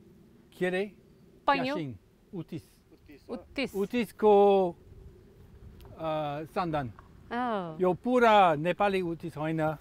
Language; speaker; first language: Nepali; non-native, learner; English